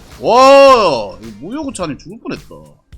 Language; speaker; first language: Korean; native; Korean